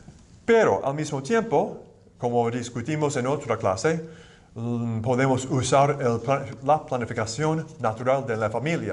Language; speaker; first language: Spanish; non-native, fluent; English